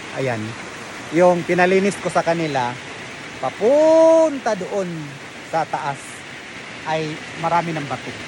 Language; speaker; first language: Filipino; non-native, local second language; Cebuano